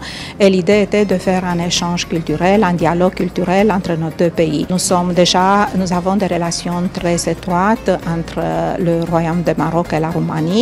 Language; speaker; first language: French; non-native, fluent; Romanian